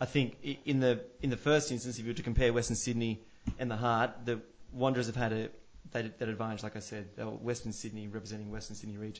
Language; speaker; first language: English; native; English